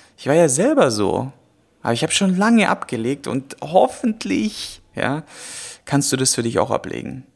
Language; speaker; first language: German; native; German